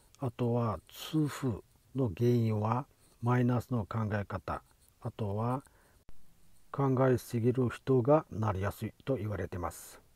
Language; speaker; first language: Japanese; non-native, fluent; Uyghur